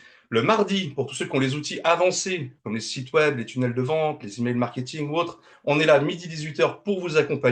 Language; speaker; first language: French; native; French